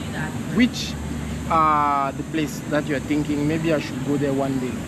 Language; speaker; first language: English; non-native, learner; French